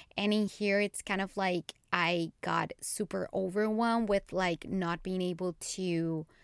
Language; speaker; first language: English; non-native, fluent; Spanish